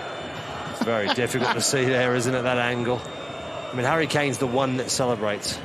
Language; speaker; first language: English; native; English